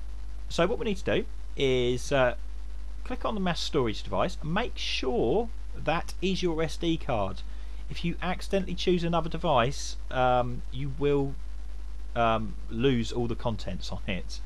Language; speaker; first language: English; native; English